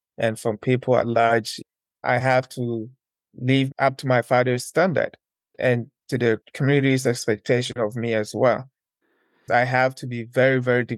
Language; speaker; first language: English; non-native, local second language; Akan